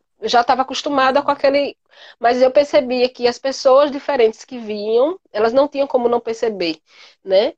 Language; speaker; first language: Portuguese; native; Portuguese